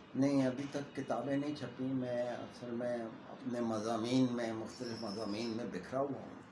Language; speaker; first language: Urdu; native; Urdu